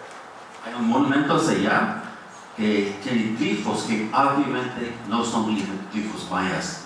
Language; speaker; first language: Spanish; non-native, fluent; English